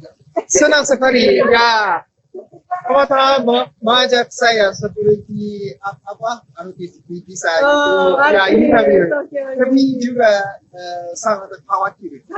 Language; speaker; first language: Indonesian; non-native, learner; Japanese